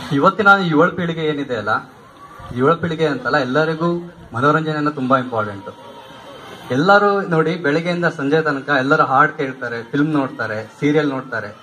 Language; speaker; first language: Kannada; non-native, local second language; Lambadi